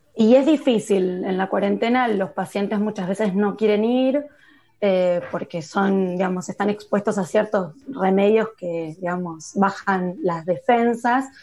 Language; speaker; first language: Spanish; native; Spanish